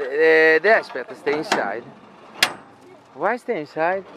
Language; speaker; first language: English; non-native, learner; Italian